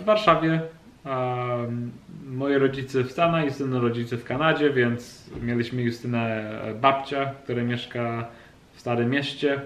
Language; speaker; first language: Polish; non-native, learner; English